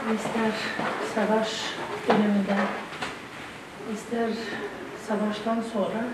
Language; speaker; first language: Turkish; non-native, fluent; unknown